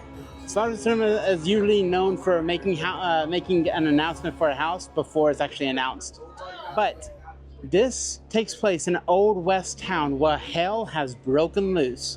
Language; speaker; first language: English; native; English